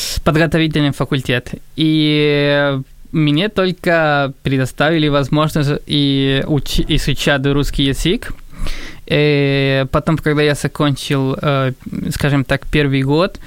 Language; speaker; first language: Russian; non-native, fluent; Spanish